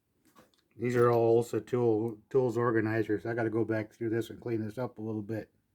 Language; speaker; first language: English; native; English